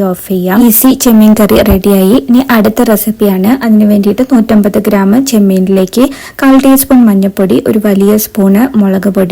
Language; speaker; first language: Malayalam; native; Malayalam